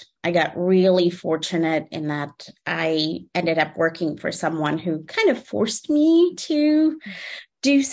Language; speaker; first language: English; non-native, local second language; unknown